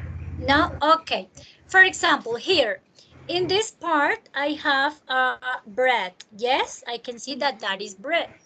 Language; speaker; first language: English; non-native, fluent; Spanish